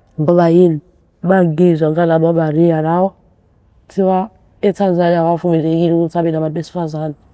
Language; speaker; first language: Zulu; early bilingual, other home language; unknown